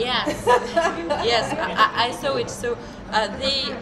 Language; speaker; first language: English; non-native, learner; Russian